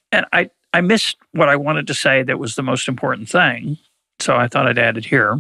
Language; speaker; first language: English; native; English